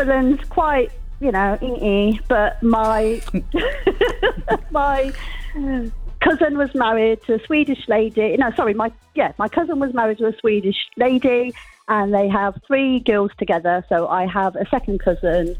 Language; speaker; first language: English; native; English